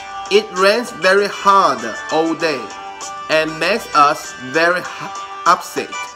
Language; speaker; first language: English; non-native, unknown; Hakka Chinese